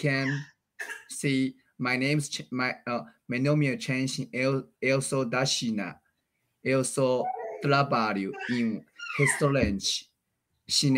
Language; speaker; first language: English; non-native, learner; Chinese